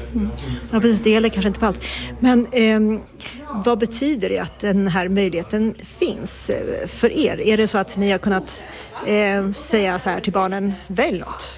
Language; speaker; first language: Swedish; native; Swedish